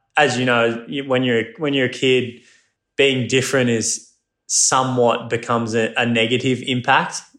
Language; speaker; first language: English; non-native, local second language; Japanese